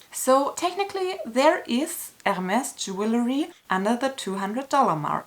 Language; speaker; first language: English; non-native, fluent; German